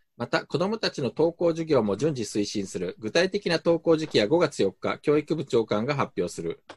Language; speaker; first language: Japanese; native; Japanese